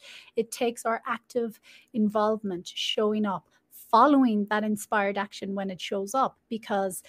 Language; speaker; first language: English; native; English